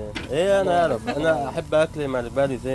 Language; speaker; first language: Arabic; native; Arabic